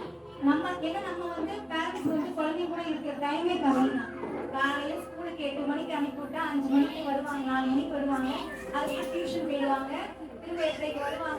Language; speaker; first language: Tamil; native; Tamil